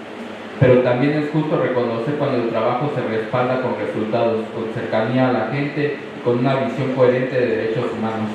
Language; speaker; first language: Spanish; native; Spanish